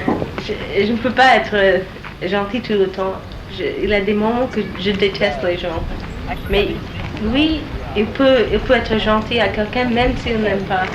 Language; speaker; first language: French; non-native, learner; English